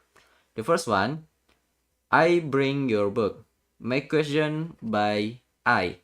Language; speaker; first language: English; non-native, learner; Indonesian